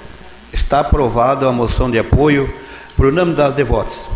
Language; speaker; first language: Portuguese; native; Portuguese